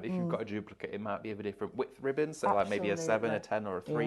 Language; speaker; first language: English; native; English